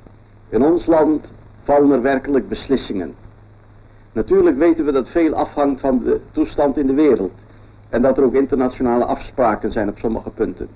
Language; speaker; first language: Dutch; native; Dutch